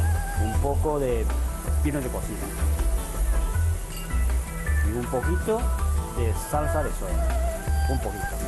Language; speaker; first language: Spanish; non-native, fluent; Chinese